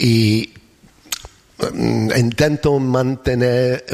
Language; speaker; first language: Spanish; non-native, learner; English